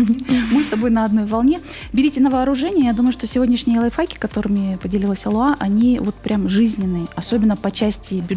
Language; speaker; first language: Russian; native; Russian